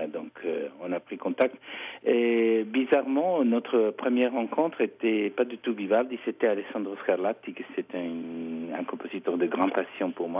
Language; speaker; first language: French; non-native, fluent; Italian